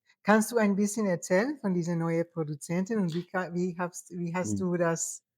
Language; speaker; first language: German; non-native, fluent; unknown